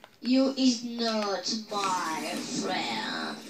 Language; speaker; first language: English; non-native, learner; Spanish